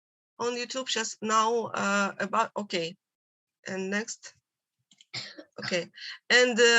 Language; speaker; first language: English; non-native, learner; Russian